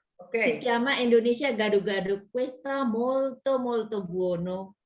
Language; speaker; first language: Italian; non-native, learner; Indonesian